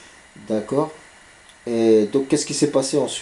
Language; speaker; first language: French; native; French